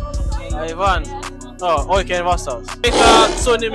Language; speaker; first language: Finnish; non-native, learner; English